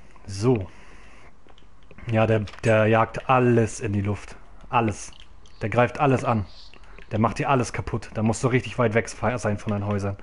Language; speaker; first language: German; native; German